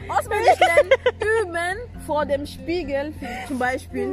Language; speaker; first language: German; non-native, fluent; French